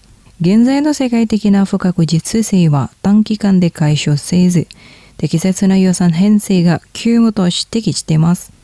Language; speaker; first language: Japanese; non-native, fluent; Indonesian